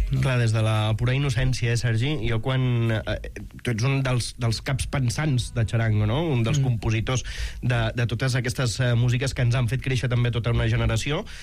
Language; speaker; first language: Catalan; native; Catalan